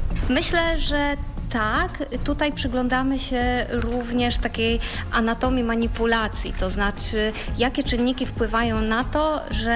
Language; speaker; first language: Polish; native; Polish